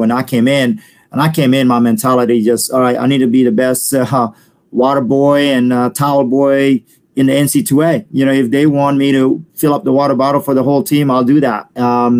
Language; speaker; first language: English; non-native, fluent; Indonesian